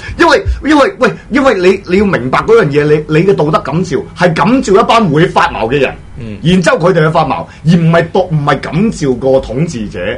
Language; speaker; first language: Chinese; non-native, local second language; Cantonese